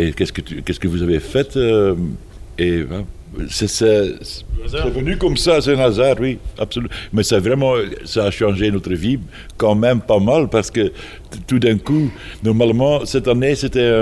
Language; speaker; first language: French; non-native, fluent; Dutch